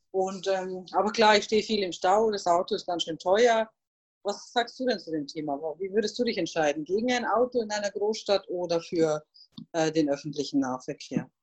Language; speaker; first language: German; non-native, fluent; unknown